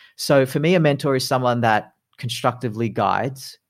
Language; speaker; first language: English; native; English